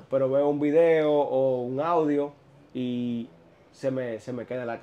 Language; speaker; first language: Spanish; native; Spanish